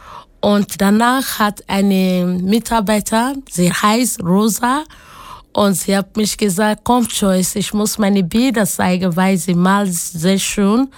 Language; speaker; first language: German; non-native, learner; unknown